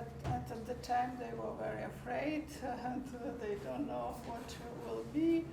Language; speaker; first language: English; non-native, learner; Armenian